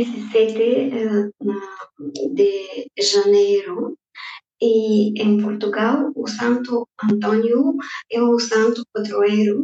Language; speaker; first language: Portuguese; non-native, fluent; Bulgarian